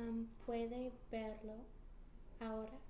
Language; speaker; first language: Spanish; non-native, learner; English